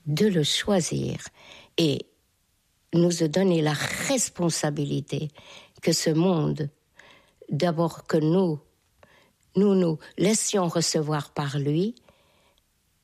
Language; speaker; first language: French; non-native, fluent; Hungarian